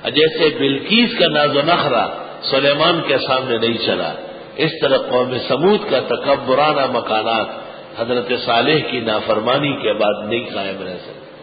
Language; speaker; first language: Urdu; native; Urdu